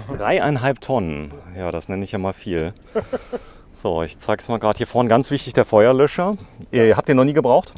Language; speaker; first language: German; native; German